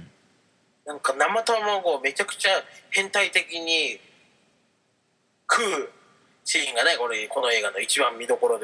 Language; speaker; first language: Japanese; native; Japanese